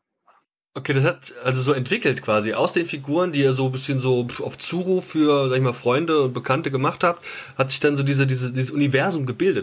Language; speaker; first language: German; native; German